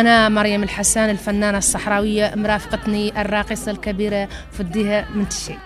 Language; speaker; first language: Spanish; non-native, learner; Arabic